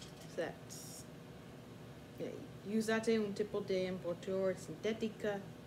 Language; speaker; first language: Italian; non-native, learner; English